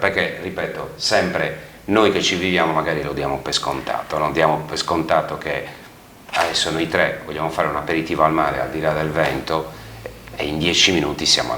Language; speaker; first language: Italian; native; Italian